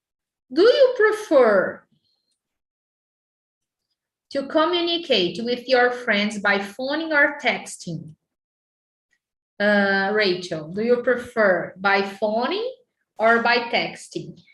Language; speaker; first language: English; non-native, fluent; Portuguese